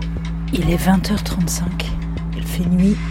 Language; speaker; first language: French; native; French